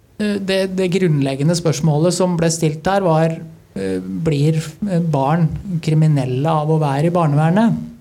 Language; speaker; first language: Norwegian; native; Norwegian